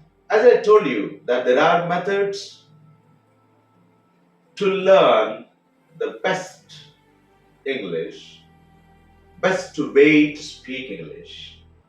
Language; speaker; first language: English; non-native, local second language; Telugu